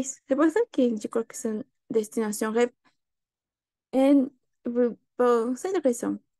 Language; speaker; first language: French; non-native, learner; Spanish